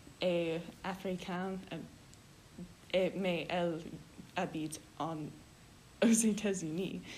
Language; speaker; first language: French; non-native, learner; English